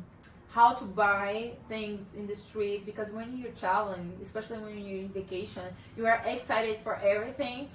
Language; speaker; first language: English; non-native, learner; Portuguese